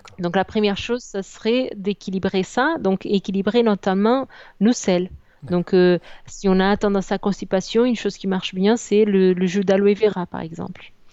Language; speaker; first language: French; non-native, fluent; Portuguese